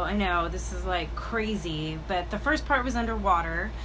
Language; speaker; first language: English; native; English